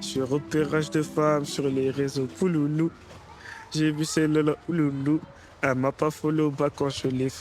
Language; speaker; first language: French; native; French